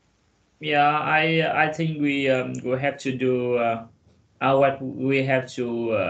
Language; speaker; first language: English; non-native, learner; Vietnamese